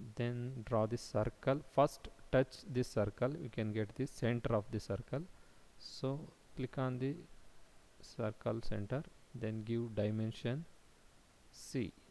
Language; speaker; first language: English; non-native, local second language; Kannada